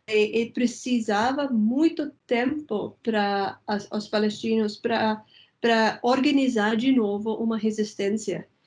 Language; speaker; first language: Portuguese; non-native, fluent; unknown